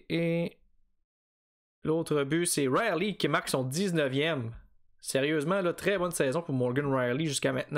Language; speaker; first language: French; native; French